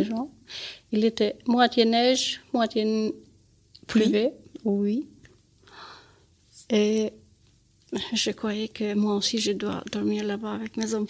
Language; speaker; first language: French; non-native, learner; Albanian